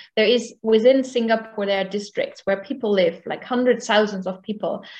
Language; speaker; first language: English; non-native, fluent; German